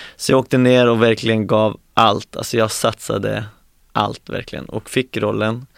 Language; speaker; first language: Swedish; native; Swedish